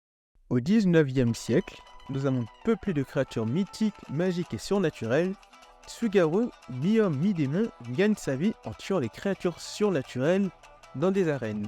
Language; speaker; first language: French; native; French